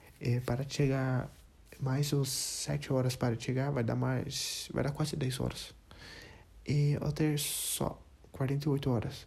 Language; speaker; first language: Portuguese; non-native, learner; English